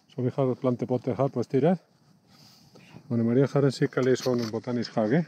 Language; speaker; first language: Norwegian; non-native, fluent; Spanish